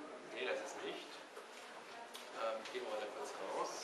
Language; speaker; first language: German; native; German